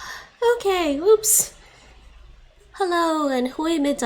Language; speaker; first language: Dutch; non-native, fluent; English